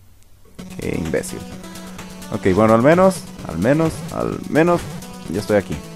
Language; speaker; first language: Spanish; native; Spanish